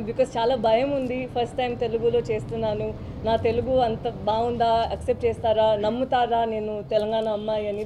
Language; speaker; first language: Telugu; non-native, fluent; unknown